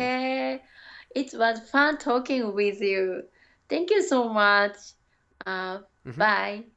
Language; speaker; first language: English; non-native, learner; Japanese